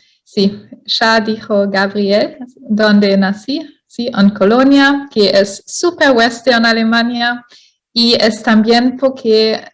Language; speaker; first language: Spanish; non-native, fluent; German